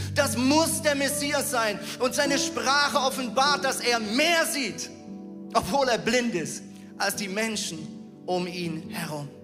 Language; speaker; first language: German; native; German